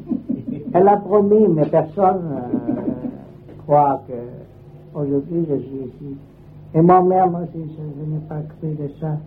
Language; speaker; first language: French; non-native, learner; Vietnamese